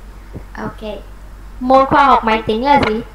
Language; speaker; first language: Vietnamese; native; Vietnamese